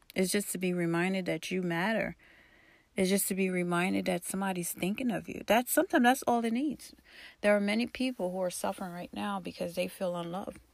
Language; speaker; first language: English; early bilingual, other home language; Haitian Creole